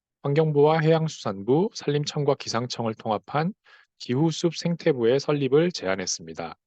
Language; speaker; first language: Korean; native; Korean